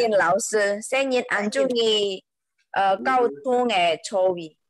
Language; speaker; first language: Chinese; non-native, learner; Indonesian